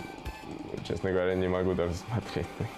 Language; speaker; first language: Russian; early bilingual, heritage; Finnish